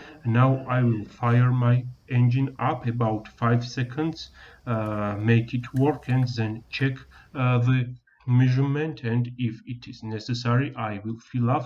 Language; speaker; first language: English; non-native, learner; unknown